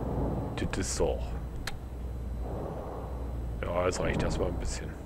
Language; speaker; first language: German; native; German